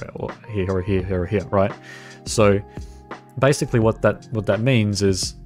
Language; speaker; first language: English; native; English